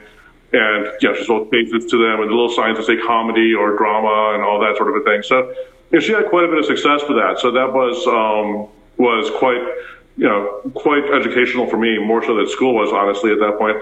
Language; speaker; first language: English; early bilingual, other home language; Afrikaans